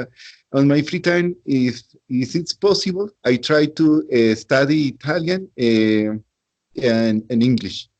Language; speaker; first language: English; non-native, learner; Spanish